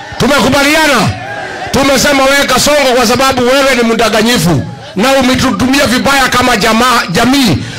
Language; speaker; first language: Swahili; non-native, local second language; Kikuyu